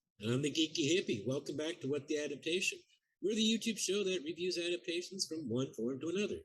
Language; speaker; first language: English; native; English